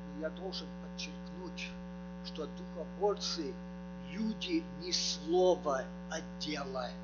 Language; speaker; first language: Russian; early bilingual, heritage; Russian